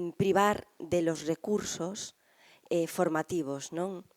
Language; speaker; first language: Spanish; native; Spanish